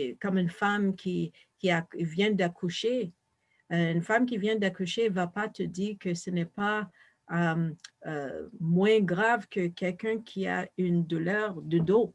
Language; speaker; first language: French; non-native, fluent; English